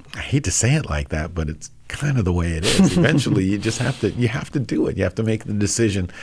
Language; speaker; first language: English; native; English